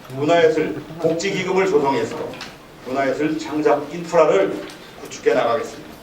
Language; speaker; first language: Korean; native; Korean